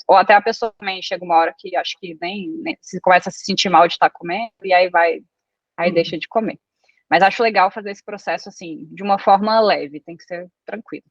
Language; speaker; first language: Portuguese; early bilingual, other home language; Italian